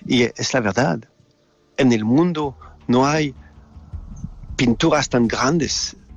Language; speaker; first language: Spanish; non-native, learner; French